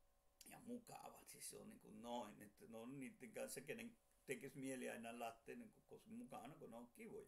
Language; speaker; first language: Finnish; non-native, fluent; Spanish